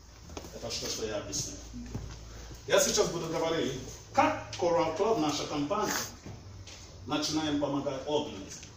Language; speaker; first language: Russian; non-native, learner; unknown